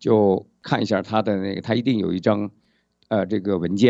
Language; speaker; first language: Chinese; native; Chinese